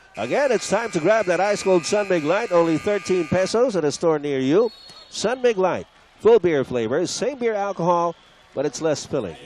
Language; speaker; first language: English; non-native, local second language; Filipino